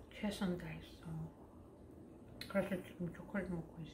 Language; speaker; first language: Korean; non-native, fluent; Russian